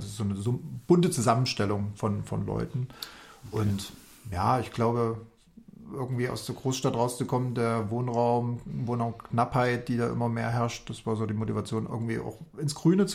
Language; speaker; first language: German; native; German